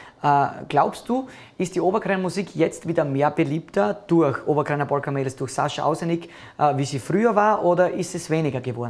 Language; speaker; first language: German; native; German